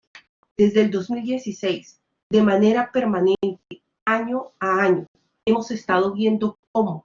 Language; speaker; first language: Spanish; native; Spanish